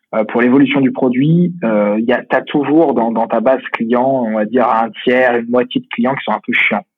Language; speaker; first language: French; native; French